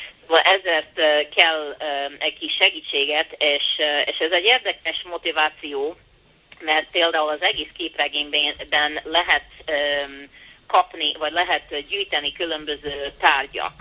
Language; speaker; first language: Hungarian; early bilingual, heritage; Hungarian